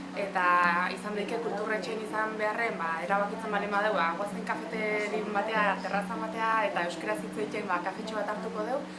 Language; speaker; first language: Basque; native; Basque